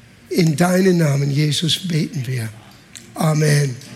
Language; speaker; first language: German; non-native, fluent; English